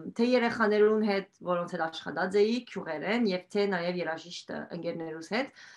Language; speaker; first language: Armenian; early bilingual, heritage; Armenian